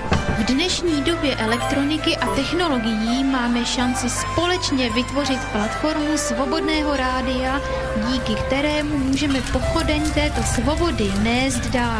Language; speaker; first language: Czech; native; Czech